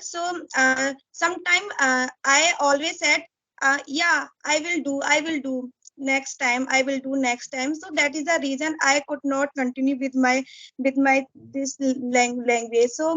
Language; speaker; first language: English; non-native, learner; Hindi